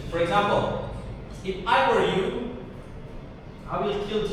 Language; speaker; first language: English; non-native, learner; Indonesian